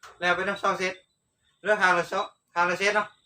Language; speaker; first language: Thai; non-native, local second language; Northeastern Thai